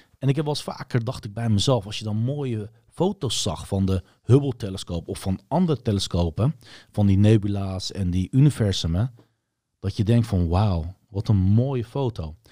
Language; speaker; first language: Dutch; early bilingual, other home language; Turkish